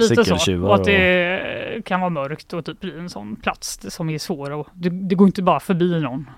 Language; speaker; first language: Swedish; native; Swedish